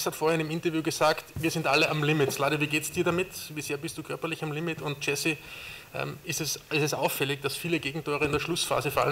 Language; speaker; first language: German; native; German